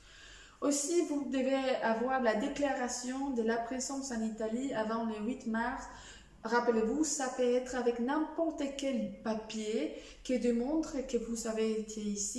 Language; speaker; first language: French; non-native, fluent; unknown